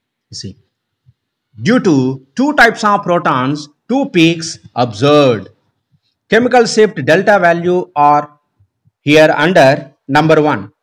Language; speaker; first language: English; non-native, local second language; Telugu